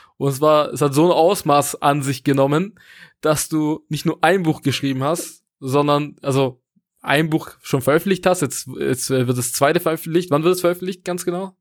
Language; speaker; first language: German; native; German